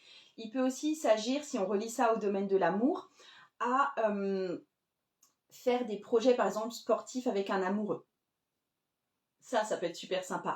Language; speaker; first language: French; native; French